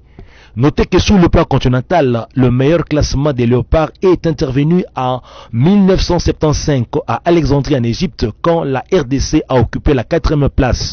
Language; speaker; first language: French; native; French